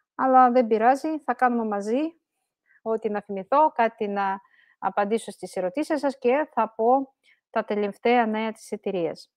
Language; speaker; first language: Greek; non-native, fluent; Russian